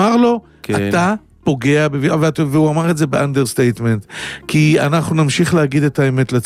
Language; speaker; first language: Hebrew; native; Hebrew